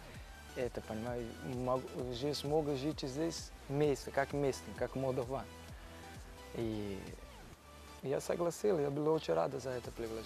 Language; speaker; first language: Russian; non-native, learner; Portuguese